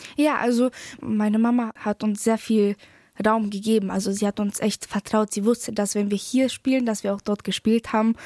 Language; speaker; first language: German; early bilingual, other home language; Polish